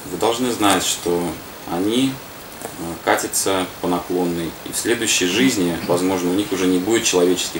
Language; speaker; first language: Russian; native; Russian